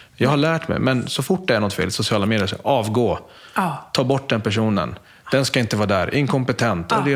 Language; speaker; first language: Swedish; early bilingual, other home language; Spanish